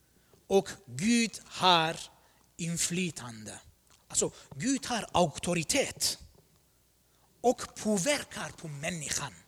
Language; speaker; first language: Swedish; non-native, fluent; Armenian